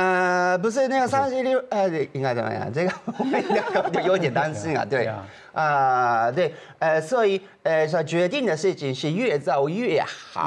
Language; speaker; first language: Chinese; non-native, fluent; Japanese